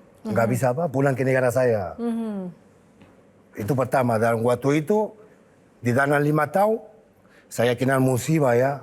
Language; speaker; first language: Indonesian; non-native, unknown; Spanish